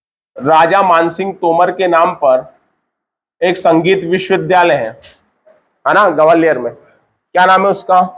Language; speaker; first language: Hindi; native; Hindi